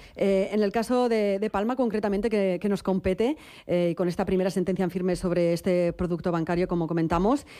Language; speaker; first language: Spanish; non-native, local second language; Catalan